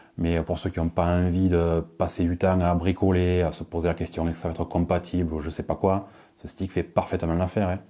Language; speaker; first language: French; native; French